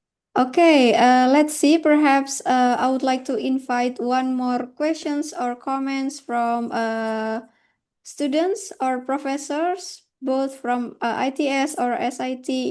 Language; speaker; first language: English; non-native, fluent; Indonesian